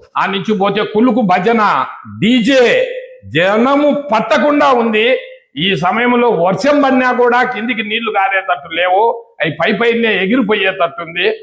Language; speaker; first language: Telugu; native; Telugu